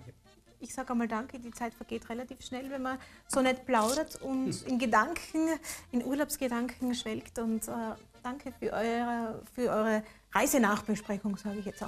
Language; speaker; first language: German; native; German